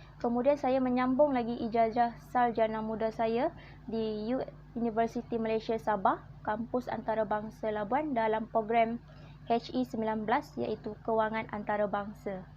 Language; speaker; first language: Malay; native; Malay